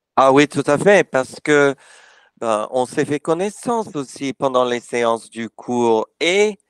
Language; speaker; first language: French; non-native, fluent; English